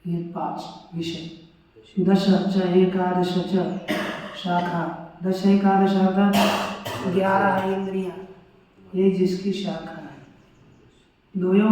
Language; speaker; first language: Hindi; non-native, local second language; Marathi